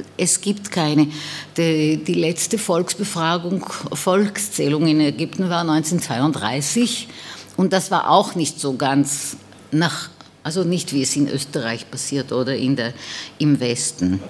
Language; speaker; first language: German; non-native, fluent; Hebrew